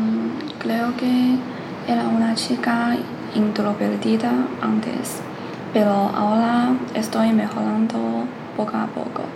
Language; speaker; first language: Spanish; non-native, learner; Chinese